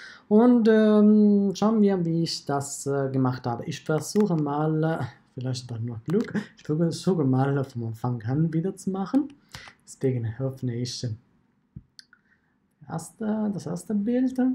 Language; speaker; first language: German; non-native, fluent; Italian